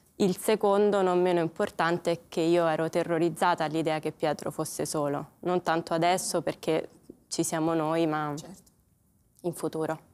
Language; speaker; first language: Italian; native; Italian